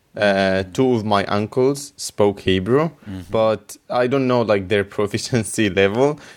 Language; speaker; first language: English; non-native, fluent; Arabic